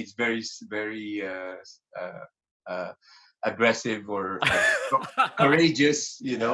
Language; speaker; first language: English; non-native, local second language; Filipino